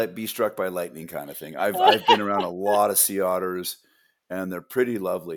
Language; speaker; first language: English; native; English